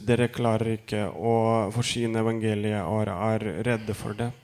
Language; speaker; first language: Norwegian; non-native, fluent; Lithuanian